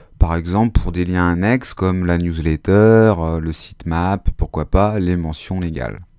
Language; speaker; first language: French; native; French